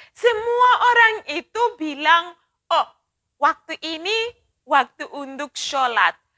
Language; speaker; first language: Indonesian; non-native, fluent; Shona